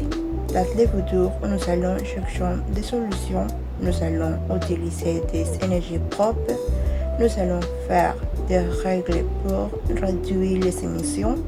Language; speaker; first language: French; non-native, learner; Spanish